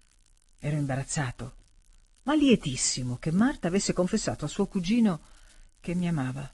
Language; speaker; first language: Italian; native; Italian